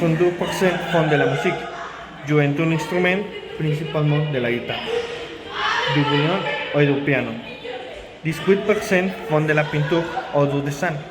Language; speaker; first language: French; non-native, learner; Spanish